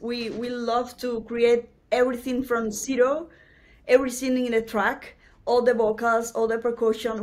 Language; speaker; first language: English; non-native, learner; Spanish